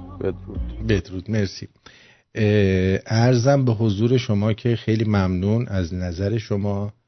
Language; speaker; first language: Persian; native; Persian